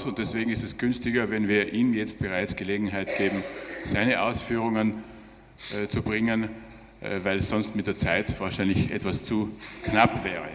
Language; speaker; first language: German; native; German